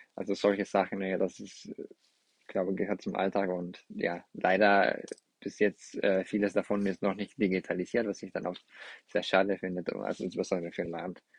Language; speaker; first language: German; non-native, fluent; Spanish